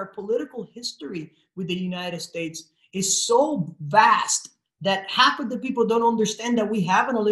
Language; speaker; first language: English; non-native, fluent; Spanish